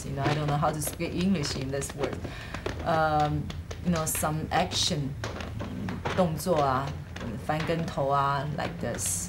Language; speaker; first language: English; non-native, learner; Chinese